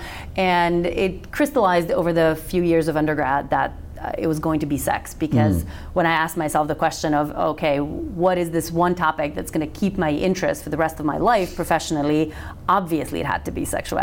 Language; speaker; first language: English; non-native, fluent; Macedonian